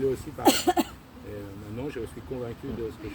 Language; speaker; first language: French; native; French